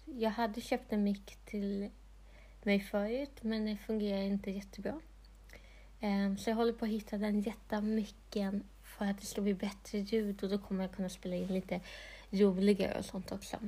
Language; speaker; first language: Swedish; non-native, local second language; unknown